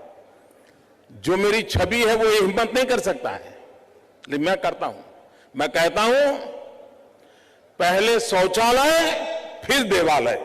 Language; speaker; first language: Hindi; non-native, local second language; Gujarati